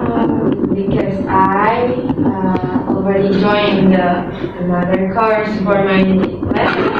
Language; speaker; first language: English; non-native, learner; Indonesian